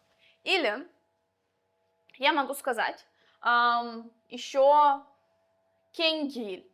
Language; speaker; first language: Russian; non-native, local second language; Uzbek